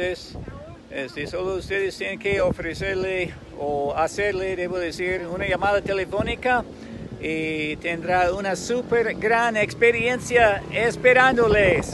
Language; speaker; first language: Spanish; non-native, fluent; English